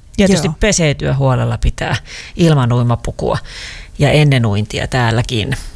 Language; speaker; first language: Finnish; native; Finnish